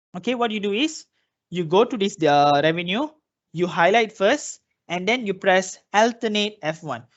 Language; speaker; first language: English; non-native, local second language; Malay